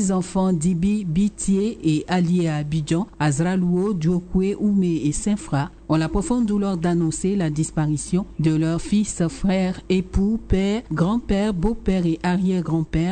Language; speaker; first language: French; native; French